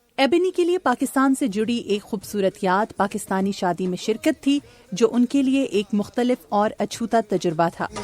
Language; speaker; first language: Urdu; native; Urdu